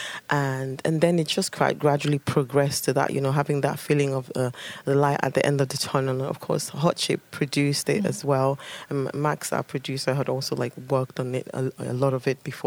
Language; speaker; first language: English; non-native, local second language; Ibibio